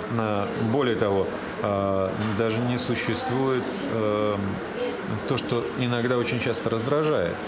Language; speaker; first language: Russian; native; Russian